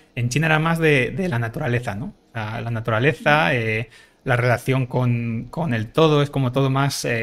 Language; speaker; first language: Spanish; native; Spanish